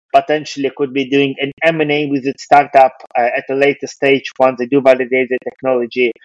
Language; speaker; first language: English; non-native, fluent; Russian